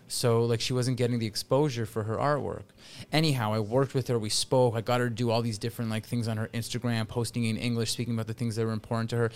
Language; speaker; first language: English; early bilingual, other home language; Russian